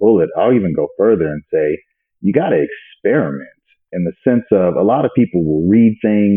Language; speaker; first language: English; native; English